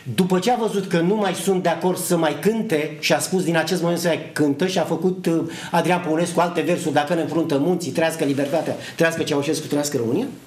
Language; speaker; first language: Romanian; native; Romanian